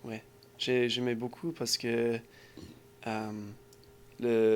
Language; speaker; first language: French; non-native, learner; English